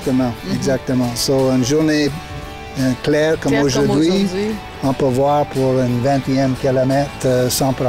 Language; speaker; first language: French; non-native, local second language; English